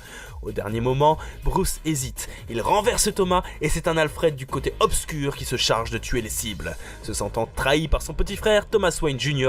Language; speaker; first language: French; native; French